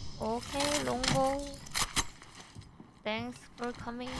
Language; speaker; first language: English; non-native, learner; Korean